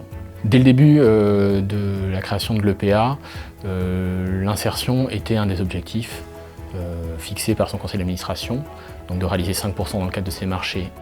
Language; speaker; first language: French; native; French